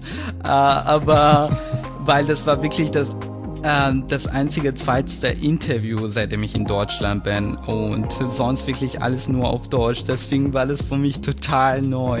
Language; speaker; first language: German; non-native, fluent; Arabic